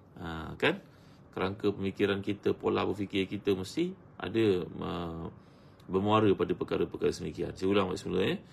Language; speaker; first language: Malay; native; Malay